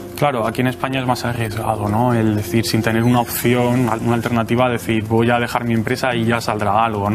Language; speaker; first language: Spanish; native; Spanish